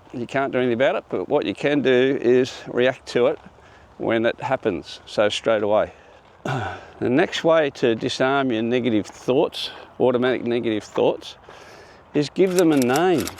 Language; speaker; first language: English; native; English